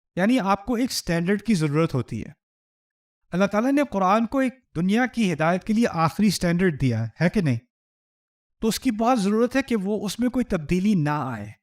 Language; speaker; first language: Urdu; early bilingual, heritage; Urdu